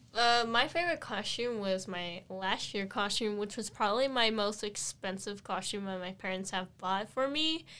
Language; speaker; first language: English; native; English